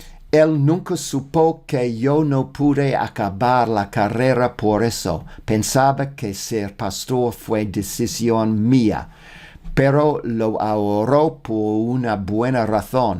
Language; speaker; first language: Spanish; non-native, learner; English